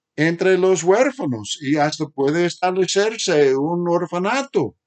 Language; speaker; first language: Spanish; non-native, fluent; English